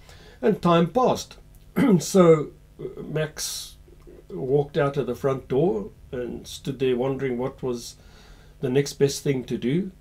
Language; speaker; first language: English; native; English